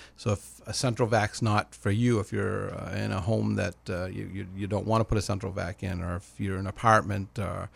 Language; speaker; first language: English; native; English